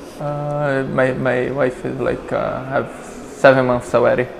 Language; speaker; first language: English; non-native, learner; Portuguese